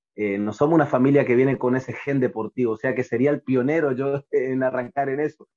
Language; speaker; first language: Spanish; native; Spanish